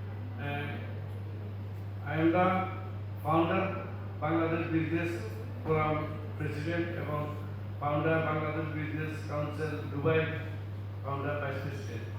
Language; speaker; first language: English; non-native, learner; Bangla